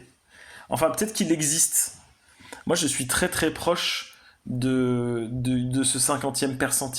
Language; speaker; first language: French; native; French